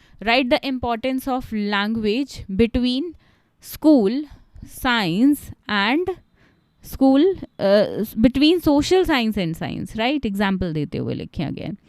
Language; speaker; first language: Hindi; native; Hindi